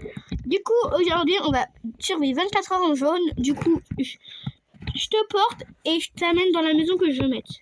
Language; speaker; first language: French; native; French